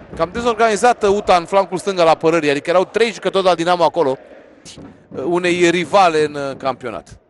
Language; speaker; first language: Romanian; native; Romanian